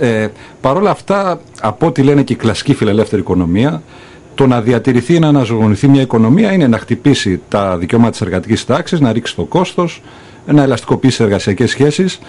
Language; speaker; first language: Greek; native; Greek